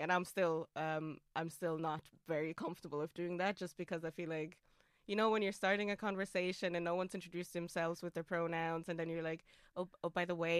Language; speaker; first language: English; non-native, fluent; German